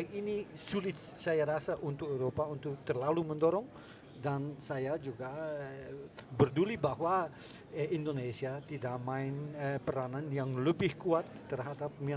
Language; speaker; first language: Indonesian; non-native, fluent; Dutch